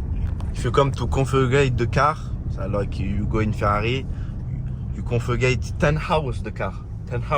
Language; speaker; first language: English; non-native, learner; French